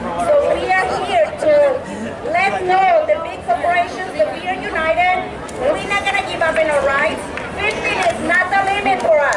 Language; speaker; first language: English; non-native, learner; Spanish